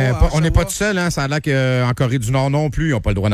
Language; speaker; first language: French; native; French